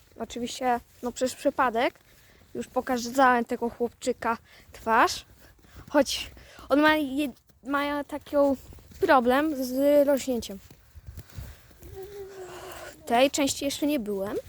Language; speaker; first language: Polish; native; Polish